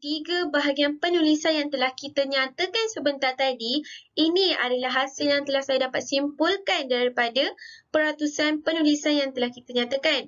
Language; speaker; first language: Malay; native; Malay